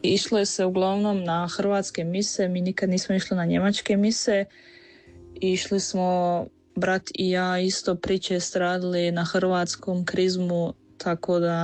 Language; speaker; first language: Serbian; early bilingual, heritage; Croatian